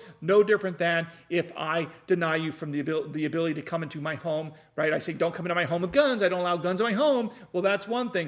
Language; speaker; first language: English; native; English